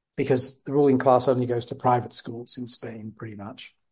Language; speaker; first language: English; native; English